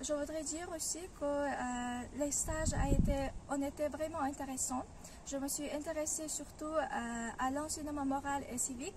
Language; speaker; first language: French; non-native, fluent; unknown